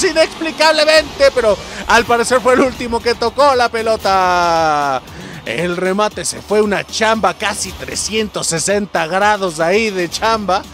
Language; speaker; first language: Spanish; native; Spanish